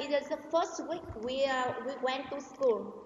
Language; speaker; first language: English; non-native, learner; Vietnamese